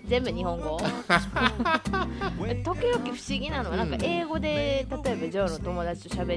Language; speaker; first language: Japanese; native; Japanese